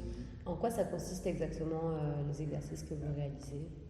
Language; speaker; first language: French; native; French